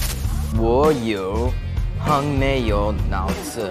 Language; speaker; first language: Chinese; non-native, learner; English